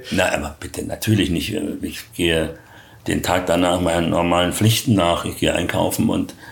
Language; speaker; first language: German; native; German